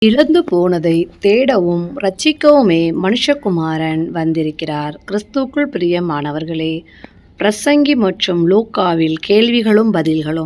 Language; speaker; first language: Tamil; native; Tamil